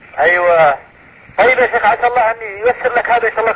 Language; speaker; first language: Arabic; native; Arabic